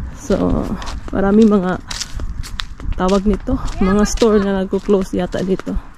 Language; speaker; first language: Filipino; non-native, local second language; Cebuano